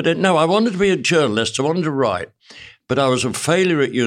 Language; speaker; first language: English; native; English